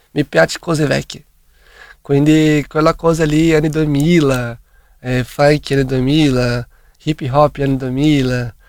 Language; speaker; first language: Italian; non-native, fluent; Portuguese